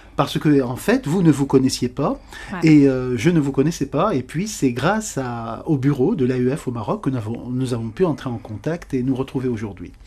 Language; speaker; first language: French; non-native, local second language; Arabic